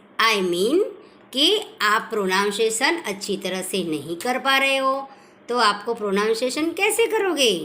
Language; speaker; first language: Hindi; non-native, local second language; Gujarati